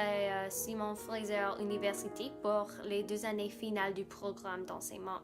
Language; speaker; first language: French; non-native, local second language; English